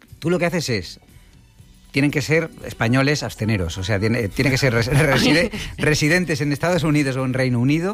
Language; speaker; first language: Spanish; native; Spanish